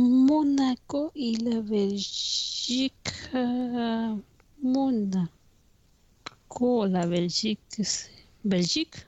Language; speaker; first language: French; non-native, fluent; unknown